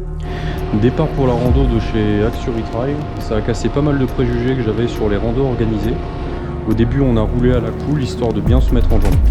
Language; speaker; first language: French; native; French